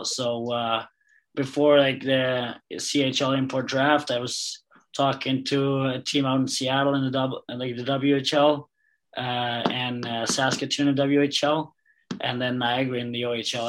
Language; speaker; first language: English; non-native, fluent; Danish